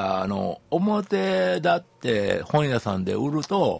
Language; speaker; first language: Japanese; native; Japanese